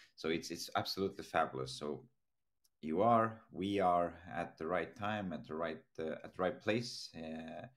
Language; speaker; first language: English; non-native, fluent; Estonian